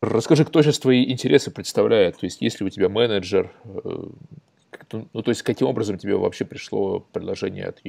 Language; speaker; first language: Russian; native; Russian